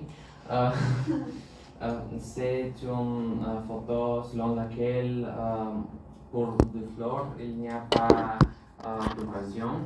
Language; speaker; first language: French; non-native, learner; Bulgarian